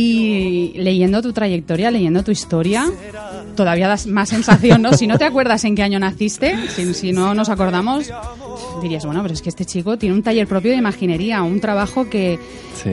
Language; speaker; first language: Spanish; native; Spanish